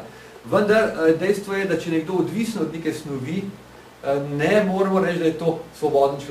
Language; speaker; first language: Slovenian; native; Slovenian